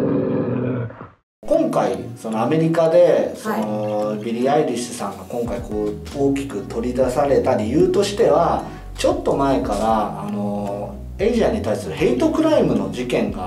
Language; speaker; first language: Japanese; native; Japanese